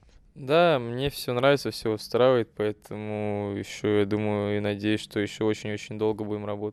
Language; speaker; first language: Russian; native; Russian